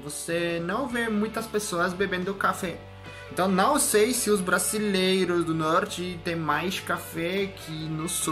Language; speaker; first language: Portuguese; non-native, learner; French